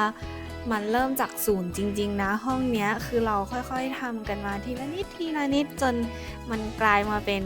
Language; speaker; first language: Thai; native; Thai